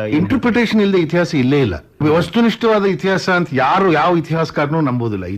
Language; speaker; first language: Kannada; non-native, local second language; Konkani